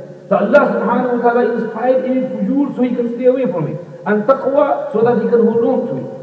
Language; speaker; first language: English; native; English